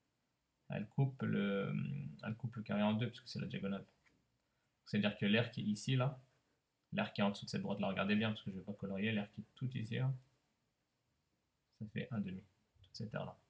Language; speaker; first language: French; native; French